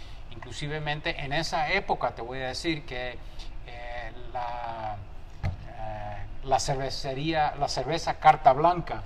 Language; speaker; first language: Spanish; early bilingual, heritage; Spanish